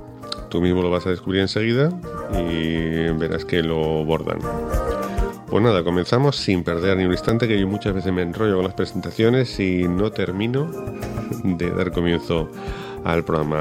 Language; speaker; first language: Spanish; native; Spanish